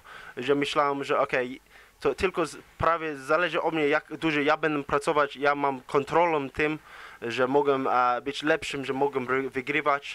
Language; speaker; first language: Polish; early bilingual, heritage; English